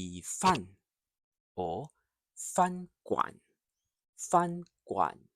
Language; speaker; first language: Chinese; non-native, fluent; English